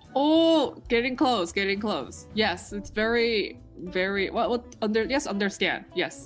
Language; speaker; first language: English; native; English